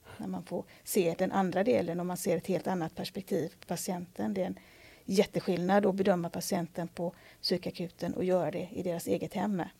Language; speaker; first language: Swedish; native; Swedish